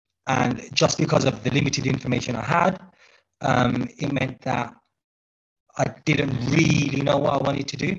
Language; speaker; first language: English; native; English